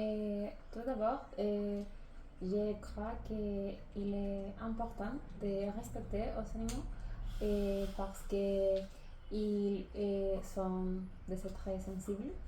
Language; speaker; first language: French; non-native, learner; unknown